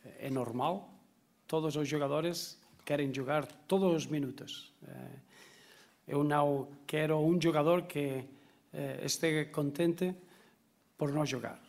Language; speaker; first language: Portuguese; non-native, learner; Spanish